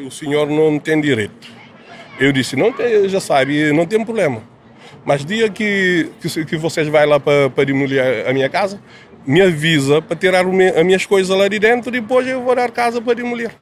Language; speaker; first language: Portuguese; non-native, local second language; Kabuverdianu